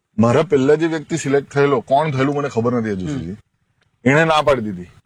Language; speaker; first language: Gujarati; native; Gujarati